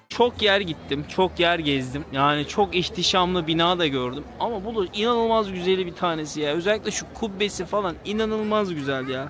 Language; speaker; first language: Turkish; native; Turkish